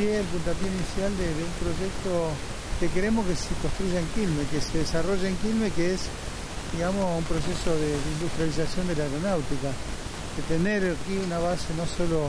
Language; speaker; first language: Spanish; native; Spanish